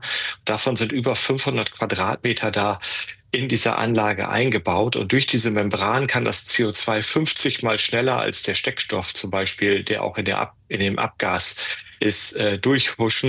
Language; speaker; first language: German; native; German